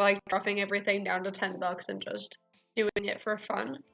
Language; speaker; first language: English; native; English